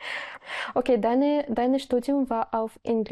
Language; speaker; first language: German; non-native, learner; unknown